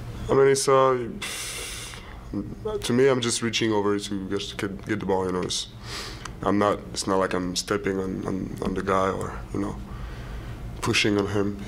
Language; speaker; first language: English; non-native, fluent; French